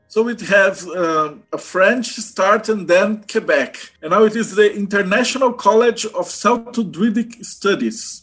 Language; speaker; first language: English; non-native, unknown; Portuguese